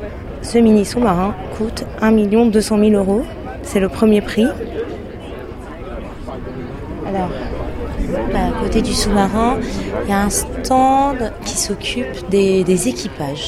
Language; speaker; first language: French; native; French